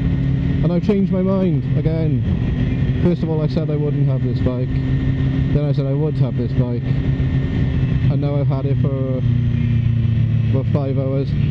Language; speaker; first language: English; native; English